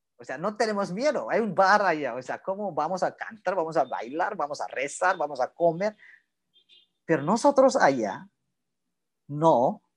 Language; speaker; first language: Spanish; non-native, learner; Indonesian